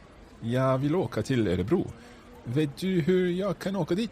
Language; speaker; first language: Swedish; non-native, learner; English